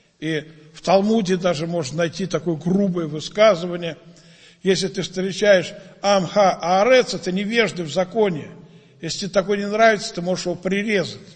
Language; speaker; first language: Russian; native; Russian